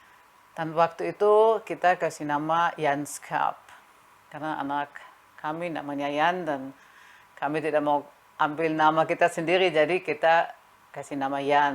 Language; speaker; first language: Indonesian; non-native, fluent; German